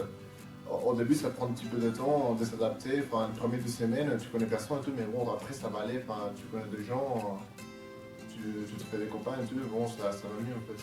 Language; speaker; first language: French; non-native, fluent; Spanish